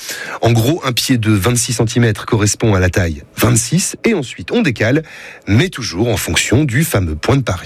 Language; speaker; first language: French; native; French